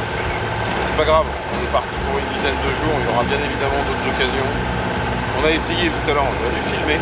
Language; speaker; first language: French; native; French